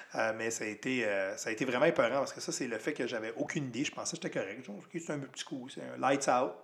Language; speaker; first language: French; native; French